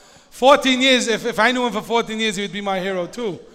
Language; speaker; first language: English; native; English